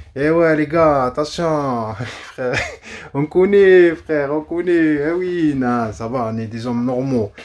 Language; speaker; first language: French; native; French